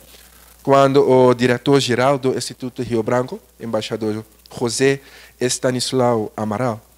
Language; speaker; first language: Portuguese; non-native, learner; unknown